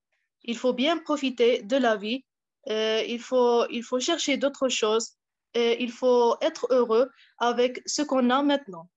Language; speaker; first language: French; non-native, fluent; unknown